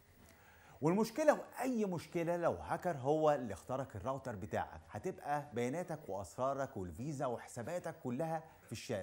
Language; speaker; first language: Arabic; native; Arabic